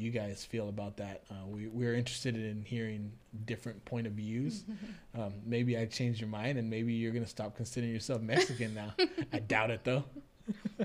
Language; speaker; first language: English; early bilingual, other home language; Spanish